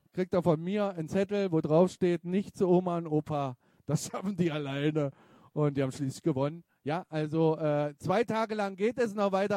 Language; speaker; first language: German; native; German